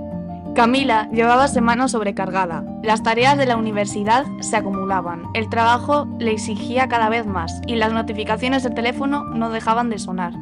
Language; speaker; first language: Spanish; native; Spanish